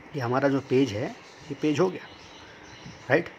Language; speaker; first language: Hindi; non-native, local second language; Marathi